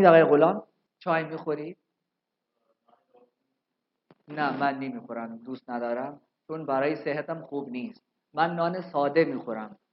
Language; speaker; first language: Persian; non-native, fluent; Urdu